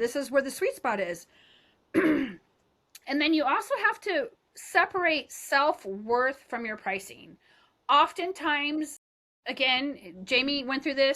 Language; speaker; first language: English; native; English